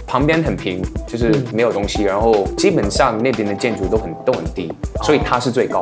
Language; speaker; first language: Chinese; non-native, fluent; English